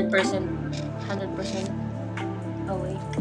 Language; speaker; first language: English; non-native, local second language; Filipino